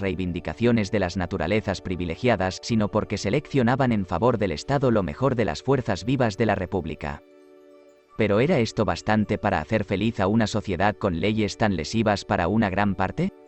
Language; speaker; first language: Spanish; native; Spanish